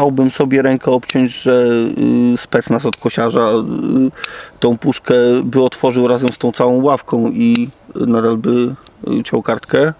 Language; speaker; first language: Polish; native; Polish